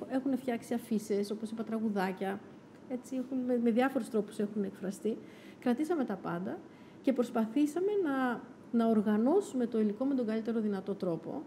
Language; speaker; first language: Greek; native; Greek